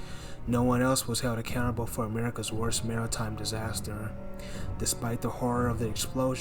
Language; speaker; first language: English; native; English